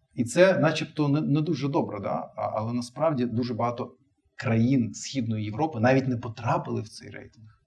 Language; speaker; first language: Ukrainian; non-native, local second language; Russian